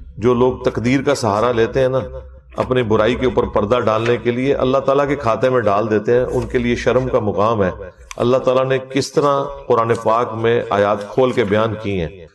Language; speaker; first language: Urdu; non-native, local second language; Punjabi